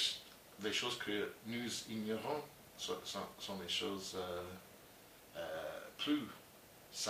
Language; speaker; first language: French; non-native, learner; English